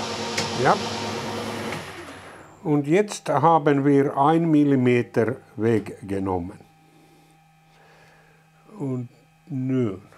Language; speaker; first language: German; non-native, learner; Finnish